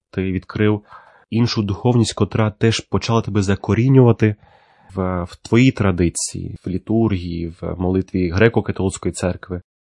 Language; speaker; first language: Ukrainian; early bilingual, heritage; Ukrainian